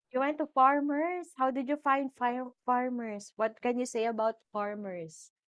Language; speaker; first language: English; non-native, local second language; Filipino